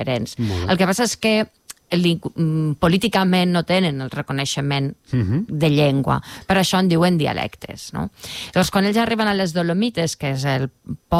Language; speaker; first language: Catalan; native; Catalan